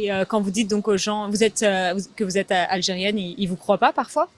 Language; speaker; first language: French; native; French